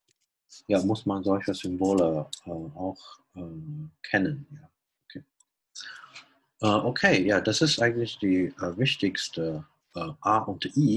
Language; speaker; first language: German; non-native, fluent; Chinese